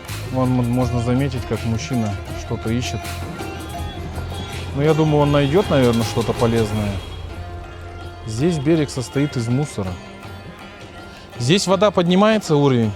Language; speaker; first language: Russian; native; Russian